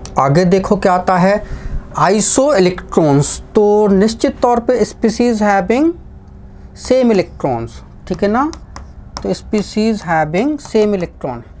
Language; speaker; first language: Hindi; non-native, local second language; Gujarati